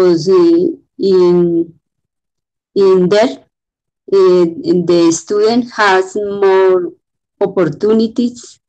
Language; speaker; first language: English; non-native, learner; Spanish